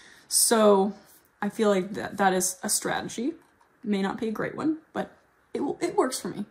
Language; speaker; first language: English; native; English